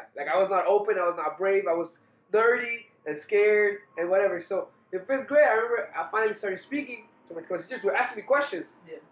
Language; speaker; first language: English; early bilingual, other home language; Spanish